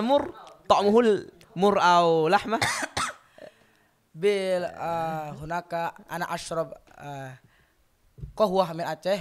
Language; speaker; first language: Arabic; non-native, learner; Indonesian